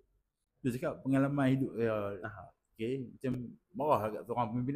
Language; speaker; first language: Malay; native; Malay